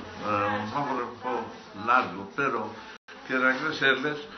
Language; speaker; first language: Spanish; non-native, fluent; English